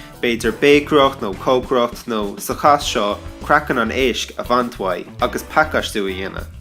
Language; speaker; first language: Irish; non-native, local second language; English